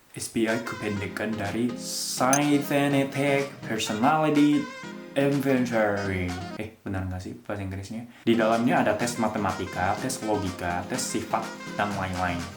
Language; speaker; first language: Indonesian; non-native, fluent; Japanese